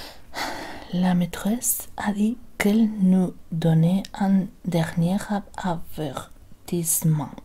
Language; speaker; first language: French; non-native, learner; Spanish